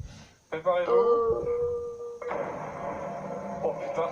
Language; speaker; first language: French; native; French